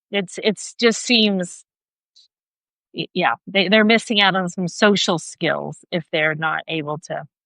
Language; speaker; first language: English; native; English